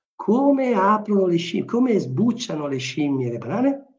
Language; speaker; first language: Italian; native; Italian